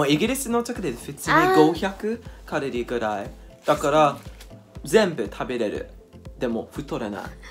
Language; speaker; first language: Japanese; non-native, learner; English